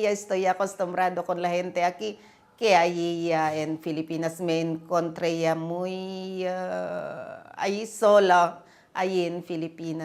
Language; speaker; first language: Spanish; non-native, learner; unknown